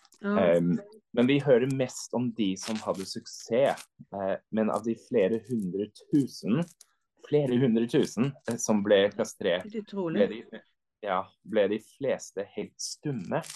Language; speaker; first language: Norwegian; non-native, fluent; English